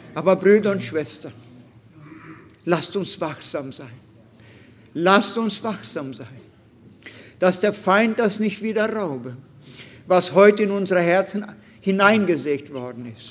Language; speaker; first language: German; non-native, fluent; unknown